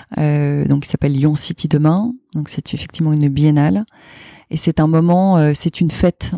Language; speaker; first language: French; native; French